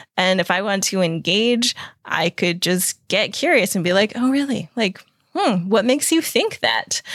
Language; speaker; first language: English; native; English